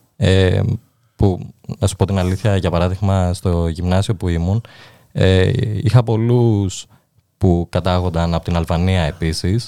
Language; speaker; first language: Greek; early bilingual, other home language; Albanian